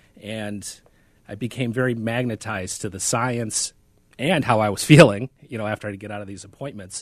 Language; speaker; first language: English; native; English